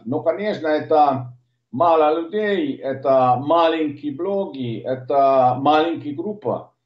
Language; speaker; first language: Russian; non-native, learner; Italian